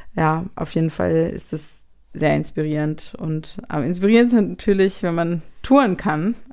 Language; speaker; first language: German; native; German